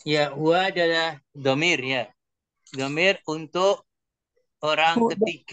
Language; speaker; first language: Indonesian; native; Indonesian